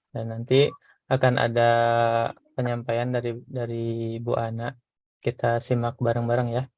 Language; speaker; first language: Indonesian; native; Indonesian